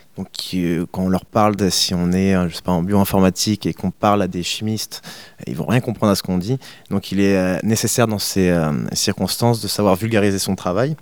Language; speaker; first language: French; native; French